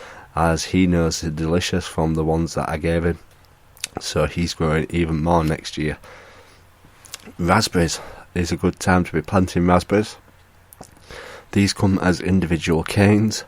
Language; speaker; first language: English; native; English